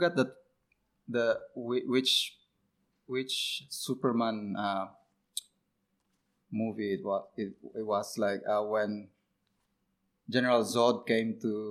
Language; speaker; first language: English; non-native, local second language; Cebuano